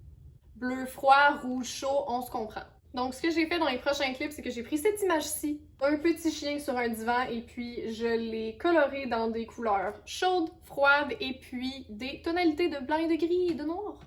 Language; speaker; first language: French; native; French